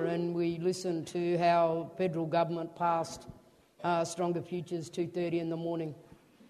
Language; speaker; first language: English; native; English